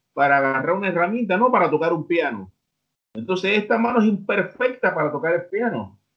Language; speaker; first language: Spanish; native; Spanish